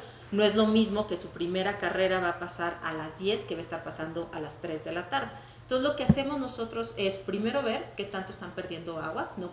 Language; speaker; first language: Spanish; native; Spanish